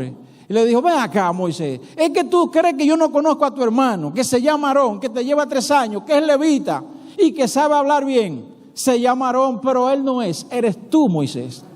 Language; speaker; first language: Spanish; native; Spanish